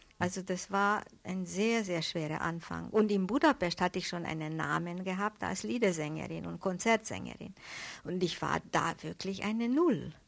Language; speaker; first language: German; non-native, fluent; Hungarian